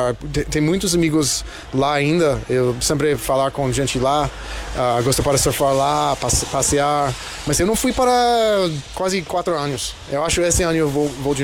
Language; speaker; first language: Portuguese; non-native, learner; English